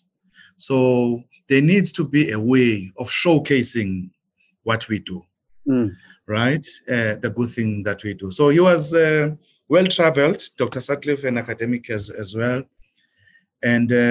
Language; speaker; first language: English; non-native, local second language; Zulu